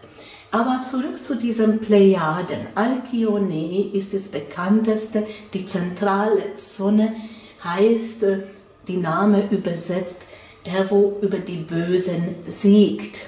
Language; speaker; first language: German; non-native, fluent; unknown